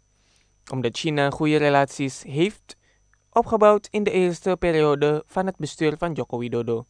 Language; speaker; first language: Dutch; non-native, fluent; Indonesian